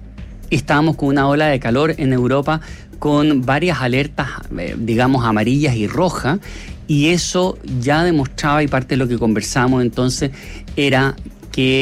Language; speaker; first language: Spanish; native; Spanish